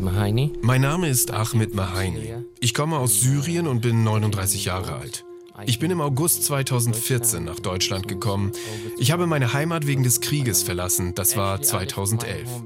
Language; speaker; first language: German; non-native, fluent; Arabic